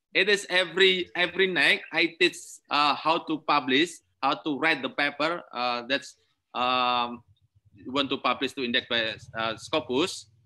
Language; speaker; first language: English; non-native, learner; Indonesian